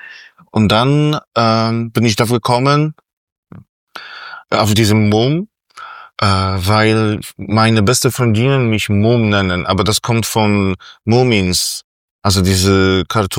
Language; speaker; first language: German; non-native, fluent; Polish